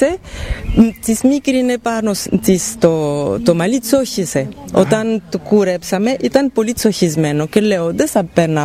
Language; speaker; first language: Greek; non-native, fluent; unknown